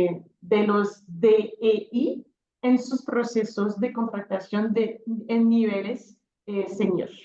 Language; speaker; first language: Spanish; non-native, fluent; French